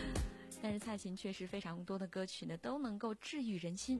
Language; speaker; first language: Chinese; native; Chinese